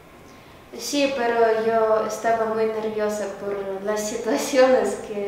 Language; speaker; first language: Spanish; non-native, learner; Ukrainian